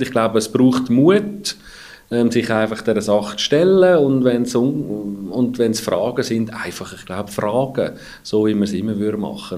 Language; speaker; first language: German; native; German